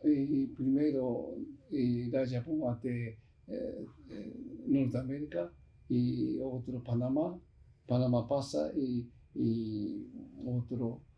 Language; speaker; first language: Portuguese; non-native, learner; Japanese